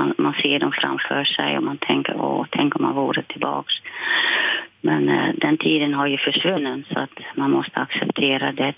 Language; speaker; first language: Swedish; non-native, fluent; Dutch